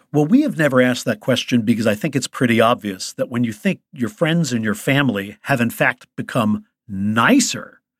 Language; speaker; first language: English; native; English